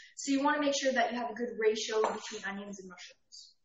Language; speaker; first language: English; native; English